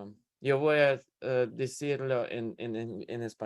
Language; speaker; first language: Spanish; non-native, learner; English